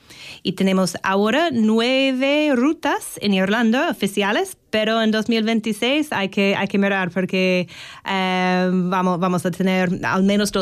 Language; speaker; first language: Spanish; non-native, learner; English